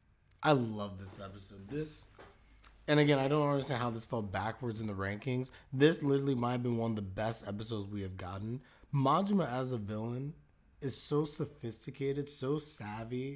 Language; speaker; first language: English; native; English